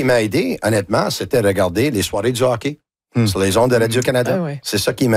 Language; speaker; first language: French; non-native, local second language; Italian